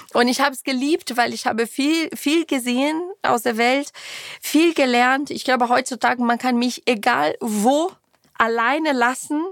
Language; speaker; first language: German; non-native, fluent; Portuguese